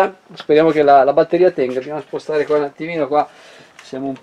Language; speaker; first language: Italian; native; Italian